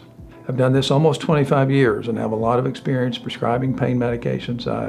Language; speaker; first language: English; native; English